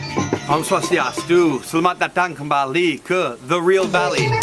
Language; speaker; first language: Indonesian; non-native, fluent; Spanish